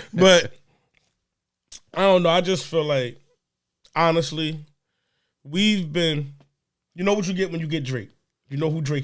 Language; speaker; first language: English; native; English